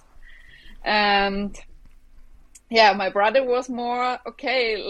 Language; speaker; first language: English; non-native, fluent; German